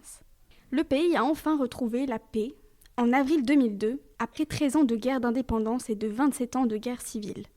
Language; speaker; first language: French; native; French